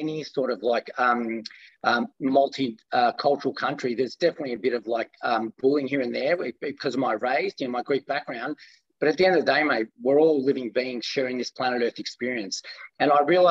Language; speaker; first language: English; early bilingual, other home language; Greek